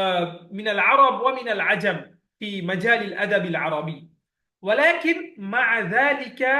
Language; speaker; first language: Arabic; non-native, fluent; Bangla